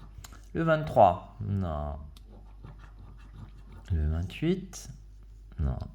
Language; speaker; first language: French; native; French